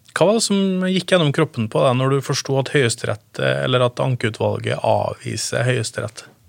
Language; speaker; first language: Norwegian; native; Norwegian